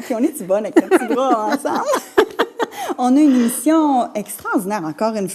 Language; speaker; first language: French; native; French